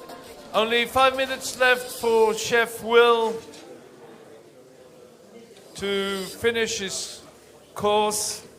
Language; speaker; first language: English; non-native, fluent; French